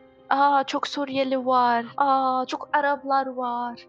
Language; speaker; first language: Turkish; non-native, learner; Arabic